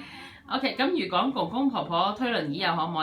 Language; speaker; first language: Cantonese; native; Cantonese